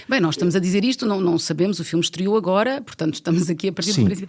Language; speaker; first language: Portuguese; native; Portuguese